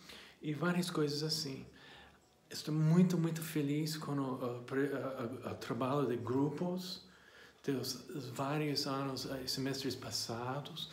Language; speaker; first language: Portuguese; non-native, fluent; English